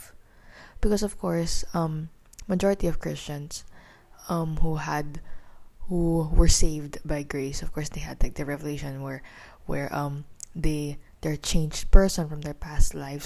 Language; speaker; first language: English; non-native, local second language; Filipino